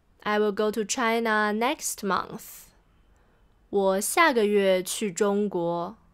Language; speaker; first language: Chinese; native; Chinese